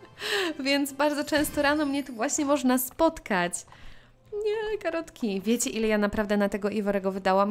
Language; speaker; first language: Polish; native; Polish